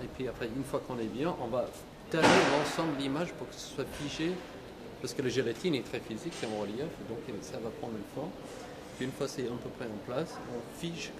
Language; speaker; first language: French; native; French